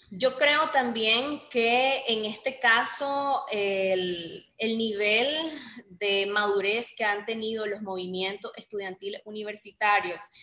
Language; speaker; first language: Spanish; native; Spanish